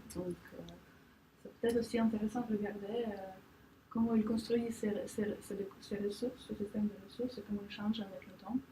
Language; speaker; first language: French; non-native, fluent; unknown